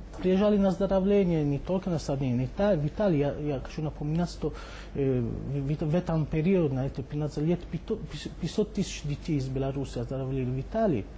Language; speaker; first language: Russian; non-native, fluent; Italian